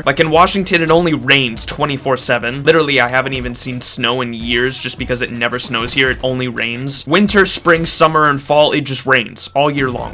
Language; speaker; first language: English; native; English